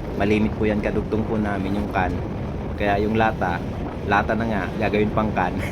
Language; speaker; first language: Filipino; non-native, local second language; Bikol